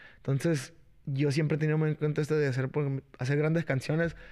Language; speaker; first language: Spanish; native; Spanish